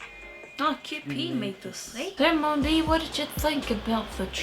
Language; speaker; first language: English; native; English